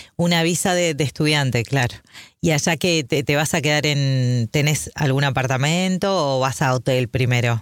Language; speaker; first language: Spanish; native; Spanish